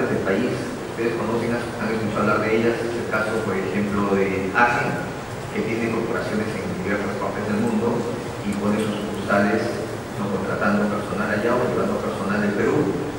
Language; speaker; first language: Spanish; native; Spanish